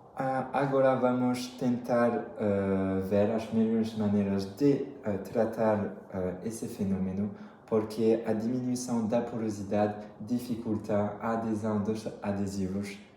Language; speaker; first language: Portuguese; non-native, fluent; French